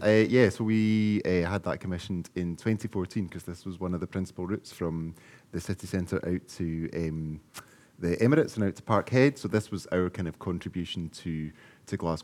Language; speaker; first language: English; native; English